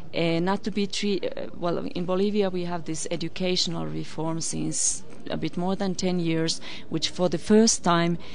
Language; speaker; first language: English; non-native, fluent; Finnish